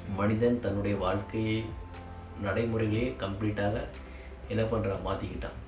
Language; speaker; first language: Tamil; native; Tamil